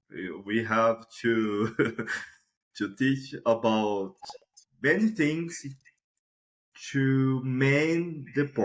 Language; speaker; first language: English; non-native, fluent; Portuguese